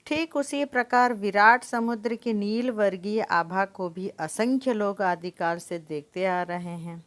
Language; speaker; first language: Hindi; non-native, local second language; Telugu